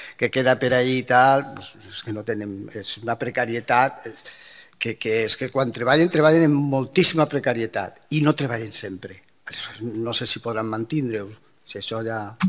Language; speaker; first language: Catalan; non-native, local second language; Spanish